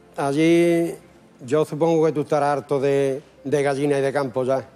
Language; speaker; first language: Spanish; native; Spanish